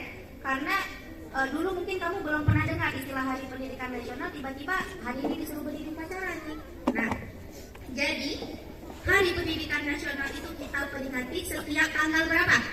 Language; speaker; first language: Indonesian; native; Indonesian